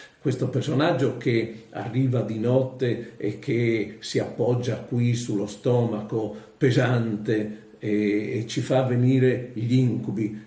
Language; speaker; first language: Italian; non-native, local second language; Friulian